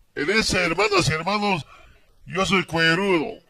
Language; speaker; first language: Spanish; native; Spanish